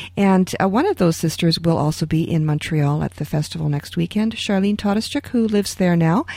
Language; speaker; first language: English; early bilingual, other home language; Ukrainian